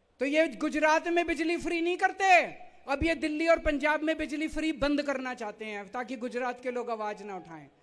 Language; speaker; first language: Hindi; native; Hindi